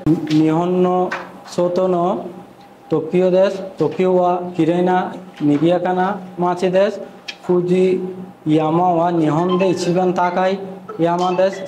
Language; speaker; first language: Japanese; non-native, learner; Bangla